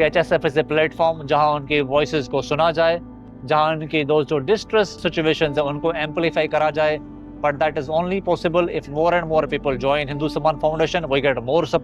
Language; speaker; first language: Hindi; native; Hindi